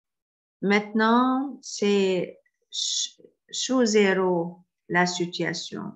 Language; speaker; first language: French; non-native, fluent; Arabic